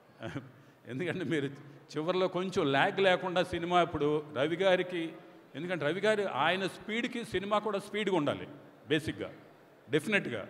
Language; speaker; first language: Telugu; native; Telugu